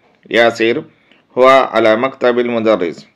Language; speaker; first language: Arabic; non-native, fluent; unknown